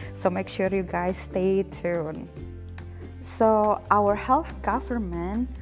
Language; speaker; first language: English; non-native, fluent; Indonesian